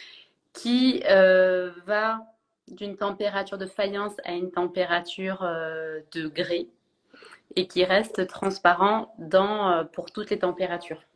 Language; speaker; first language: French; native; French